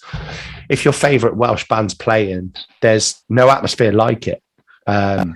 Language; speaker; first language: English; native; English